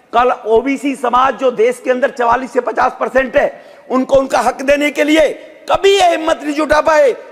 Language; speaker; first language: Hindi; native; Hindi